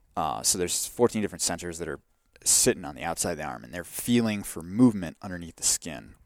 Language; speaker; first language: English; native; English